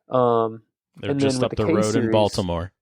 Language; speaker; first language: English; native; English